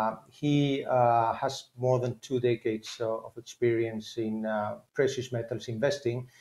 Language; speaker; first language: English; non-native, fluent; Spanish